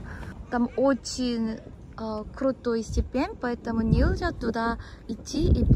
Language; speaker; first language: Russian; non-native, fluent; Korean